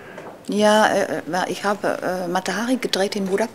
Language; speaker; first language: German; non-native, learner; Dutch